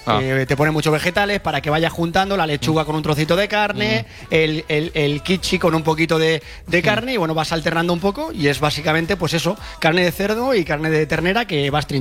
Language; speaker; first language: Spanish; native; Spanish